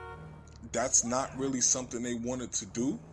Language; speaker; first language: English; native; English